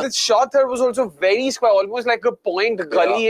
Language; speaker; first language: English; non-native, local second language; Hindi